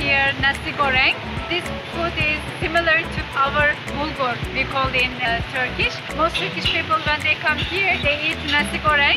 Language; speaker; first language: English; non-native, fluent; Turkish